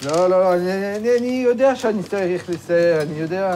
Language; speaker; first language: Hebrew; non-native, learner; French